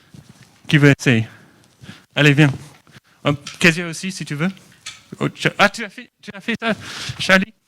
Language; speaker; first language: French; non-native, fluent; English